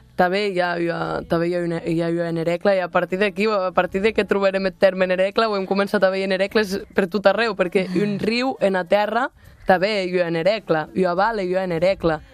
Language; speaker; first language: Catalan; non-native, local second language; Occitan